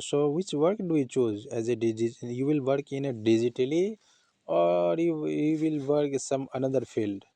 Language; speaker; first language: English; non-native, learner; Hindi